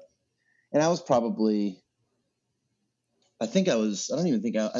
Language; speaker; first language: English; native; English